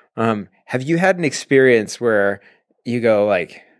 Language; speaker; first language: English; native; English